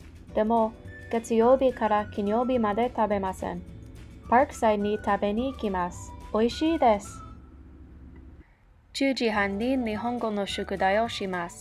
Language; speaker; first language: Japanese; non-native, learner; English